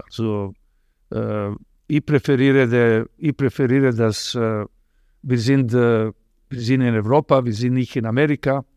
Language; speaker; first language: German; non-native, fluent; Serbian